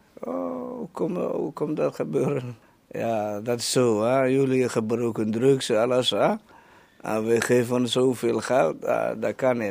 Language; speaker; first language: Dutch; non-native, learner; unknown